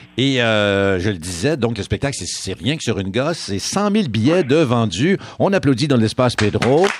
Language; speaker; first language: French; native; French